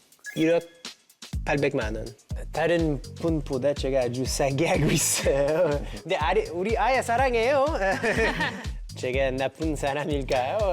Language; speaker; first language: Korean; non-native, fluent; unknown